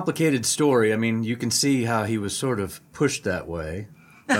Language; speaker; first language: English; native; English